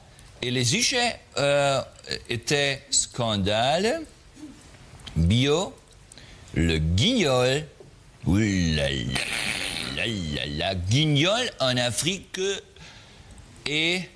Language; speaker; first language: French; non-native, learner; German